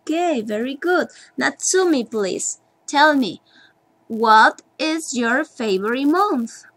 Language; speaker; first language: English; non-native, learner; Spanish